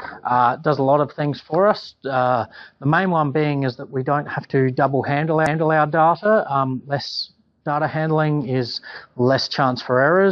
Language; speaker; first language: English; native; English